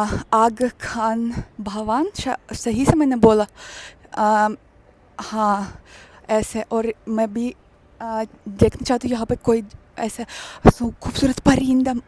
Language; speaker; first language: Hindi; non-native, learner; Russian